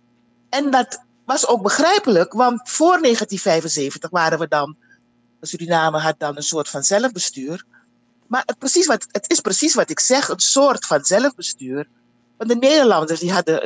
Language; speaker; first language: Dutch; native; Dutch